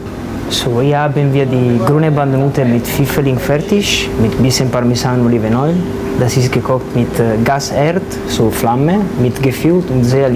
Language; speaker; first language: German; non-native, learner; Italian